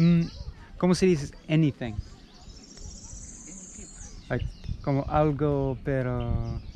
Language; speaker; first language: Spanish; non-native, learner; English